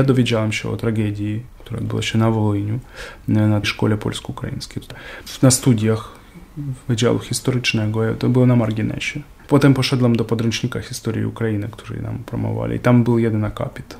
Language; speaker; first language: Polish; non-native, learner; Ukrainian